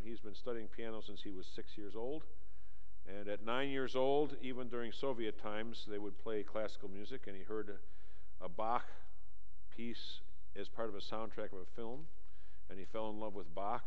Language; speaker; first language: English; native; English